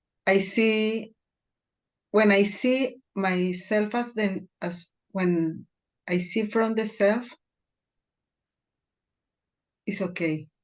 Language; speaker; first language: English; non-native, fluent; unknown